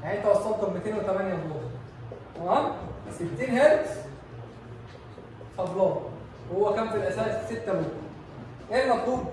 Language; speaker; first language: Arabic; native; Arabic